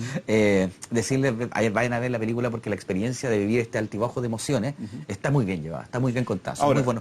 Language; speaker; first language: Spanish; native; Spanish